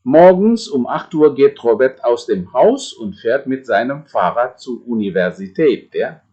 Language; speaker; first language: German; non-native, fluent; Indonesian